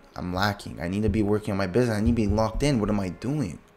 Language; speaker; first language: English; native; English